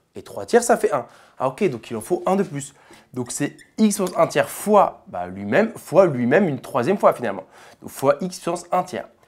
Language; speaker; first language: French; native; French